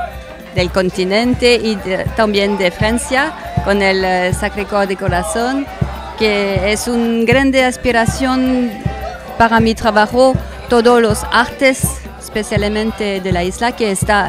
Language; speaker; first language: Spanish; non-native, learner; French